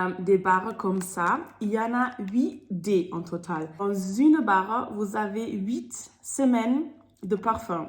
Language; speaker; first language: French; non-native, fluent; German